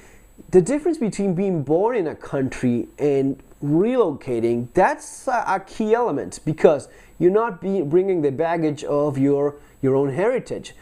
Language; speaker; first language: English; non-native, fluent; Spanish